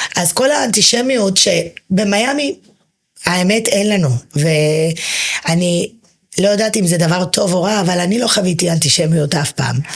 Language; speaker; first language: Hebrew; early bilingual, heritage; Hebrew